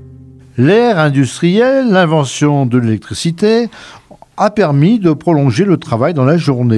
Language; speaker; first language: French; native; French